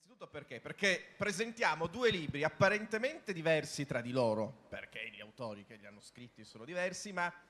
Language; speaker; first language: Italian; native; Italian